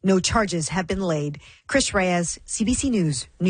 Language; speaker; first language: English; native; English